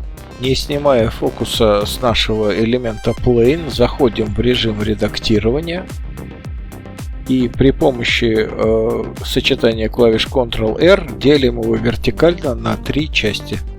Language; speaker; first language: Russian; native; Russian